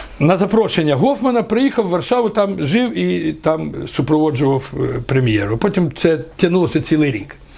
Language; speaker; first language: Ukrainian; native; Ukrainian